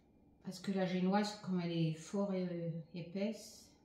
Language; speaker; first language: French; native; French